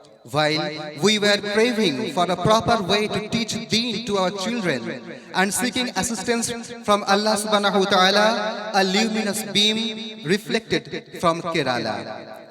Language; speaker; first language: English; non-native, local second language; Bangla